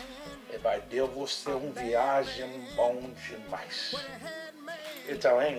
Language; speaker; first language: Portuguese; non-native, learner; English